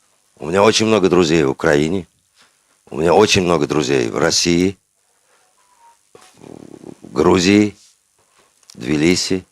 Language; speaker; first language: Russian; non-native, local second language; Uzbek